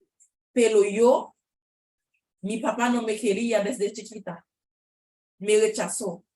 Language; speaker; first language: Spanish; non-native, learner; Haitian Creole